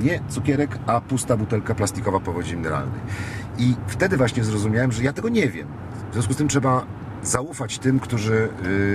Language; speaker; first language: Polish; native; Polish